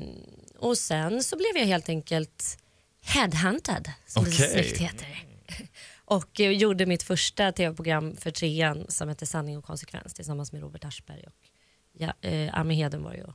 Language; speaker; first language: Swedish; native; Swedish